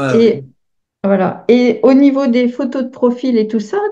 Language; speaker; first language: French; native; French